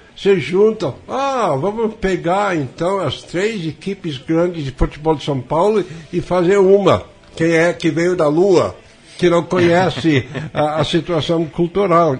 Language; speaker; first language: Portuguese; non-native, fluent; English